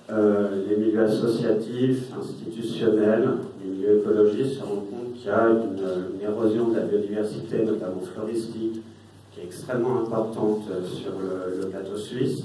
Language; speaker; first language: French; native; French